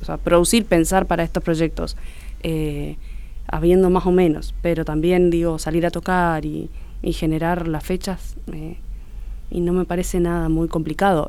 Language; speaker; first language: Spanish; native; Spanish